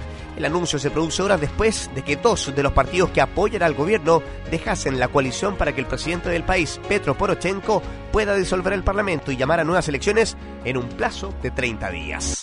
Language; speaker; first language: Spanish; native; Spanish